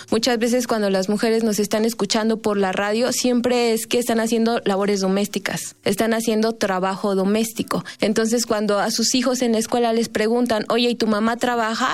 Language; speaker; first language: Spanish; native; Spanish